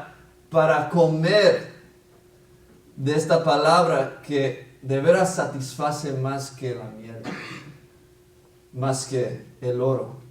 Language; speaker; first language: Spanish; non-native, fluent; English